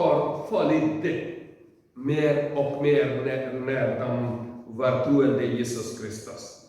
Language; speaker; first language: Swedish; non-native, learner; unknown